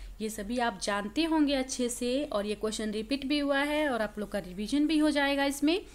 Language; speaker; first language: Hindi; native; Hindi